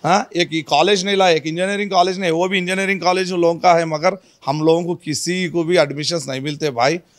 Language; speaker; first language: Hindi; non-native, local second language; Telugu